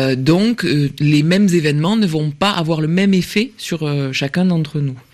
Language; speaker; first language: French; native; French